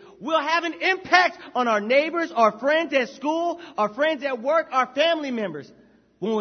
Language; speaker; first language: English; native; English